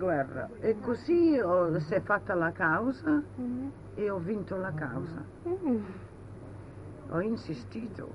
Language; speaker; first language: Italian; early bilingual, heritage; Italian